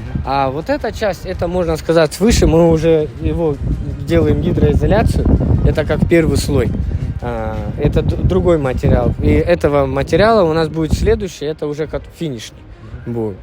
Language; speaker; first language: Russian; native; Russian